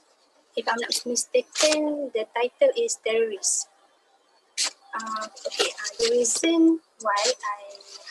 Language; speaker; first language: English; non-native, local second language; Malay